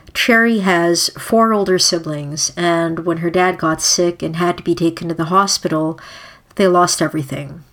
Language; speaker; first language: English; non-native, local second language; Filipino